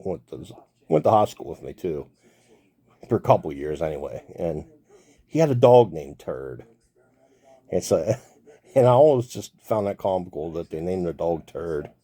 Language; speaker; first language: English; native; English